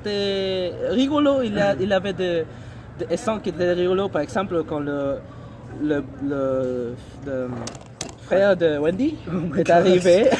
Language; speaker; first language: French; non-native, learner; English